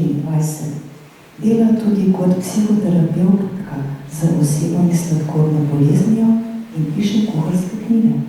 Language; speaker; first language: Slovenian; native; Slovenian